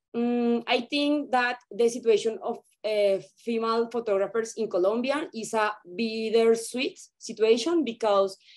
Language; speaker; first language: English; non-native, learner; Spanish